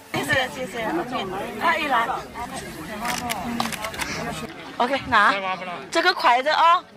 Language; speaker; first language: Chinese; non-native, learner; Indonesian